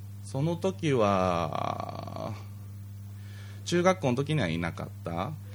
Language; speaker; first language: Japanese; native; Japanese